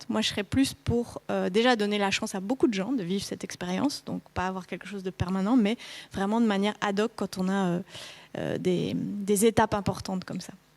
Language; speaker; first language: French; native; French